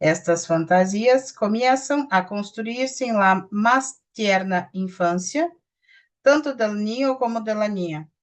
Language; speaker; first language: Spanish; non-native, learner; Portuguese